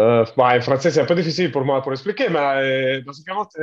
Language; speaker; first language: French; non-native, learner; Italian